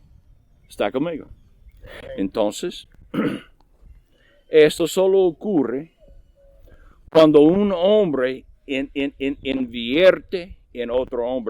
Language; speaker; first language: Spanish; non-native, learner; English